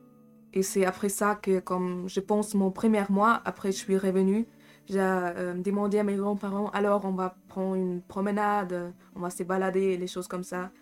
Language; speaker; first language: French; non-native, fluent; German